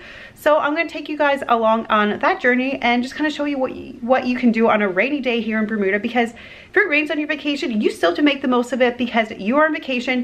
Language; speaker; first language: English; native; English